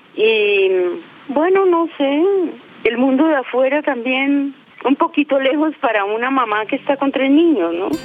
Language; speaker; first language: Spanish; native; Spanish